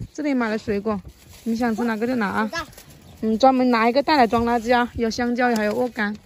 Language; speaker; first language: Chinese; native; Chinese